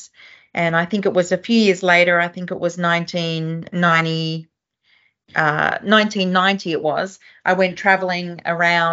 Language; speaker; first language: English; native; English